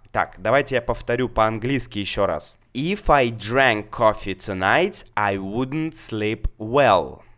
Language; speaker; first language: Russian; native; Russian